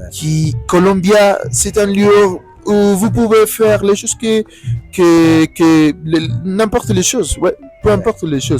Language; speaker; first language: French; non-native, learner; Spanish